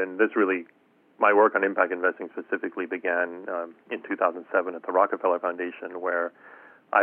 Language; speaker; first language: English; native; English